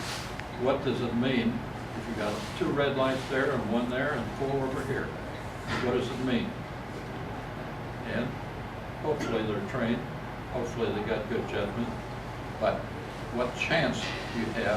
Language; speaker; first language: English; native; English